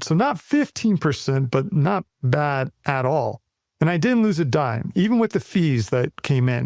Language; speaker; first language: English; native; English